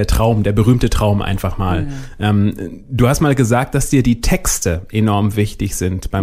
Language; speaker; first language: German; native; German